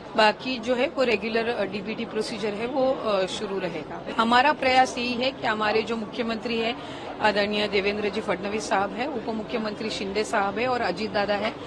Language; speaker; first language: Hindi; non-native, local second language; Marathi